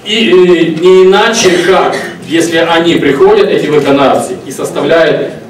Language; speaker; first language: Russian; non-native, local second language; Ukrainian